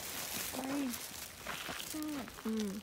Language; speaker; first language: Japanese; non-native, learner; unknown